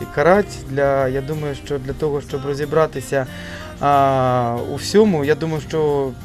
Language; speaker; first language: Ukrainian; native; Ukrainian